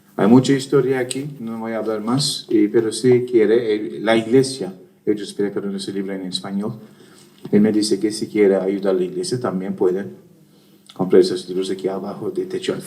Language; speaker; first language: Spanish; non-native, fluent; Turkish